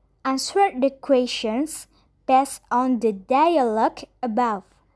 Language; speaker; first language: English; non-native, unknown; Indonesian